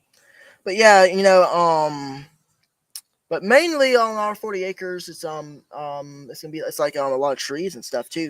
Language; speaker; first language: English; native; English